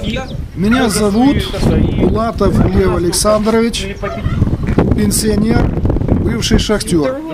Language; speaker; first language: Russian; native; Russian